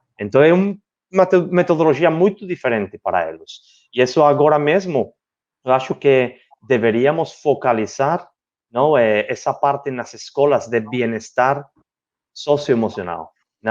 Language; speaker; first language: Portuguese; non-native, learner; Spanish